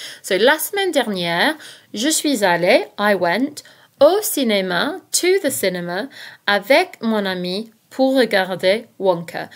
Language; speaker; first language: French; non-native, fluent; English